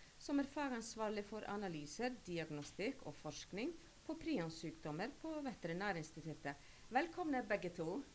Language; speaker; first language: Norwegian; native; Norwegian